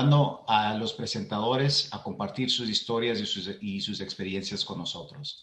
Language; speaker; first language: Spanish; native; Spanish